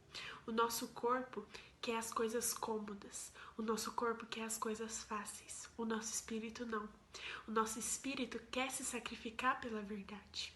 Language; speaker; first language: Portuguese; native; Portuguese